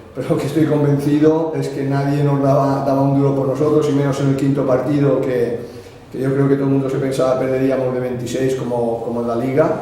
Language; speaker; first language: Spanish; non-native, local second language; Catalan